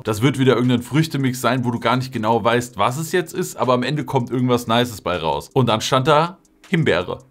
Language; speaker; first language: German; native; German